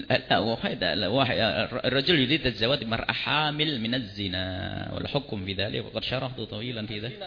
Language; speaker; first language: Arabic; non-native, fluent; Indonesian